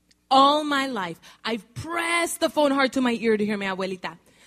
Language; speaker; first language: English; early bilingual, other home language; Spanish